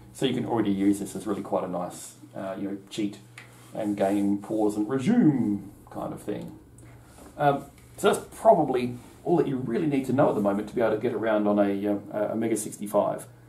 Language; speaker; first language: English; native; English